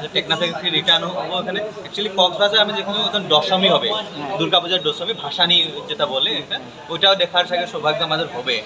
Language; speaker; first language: Bangla; non-native, local second language; Assamese